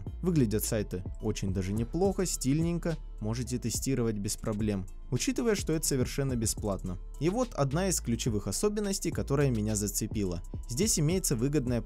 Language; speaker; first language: Russian; native; Russian